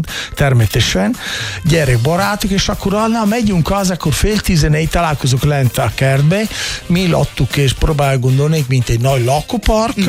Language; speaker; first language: Hungarian; non-native, fluent; Italian